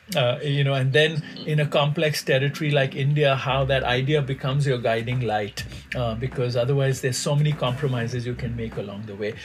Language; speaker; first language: English; non-native, local second language; Hindi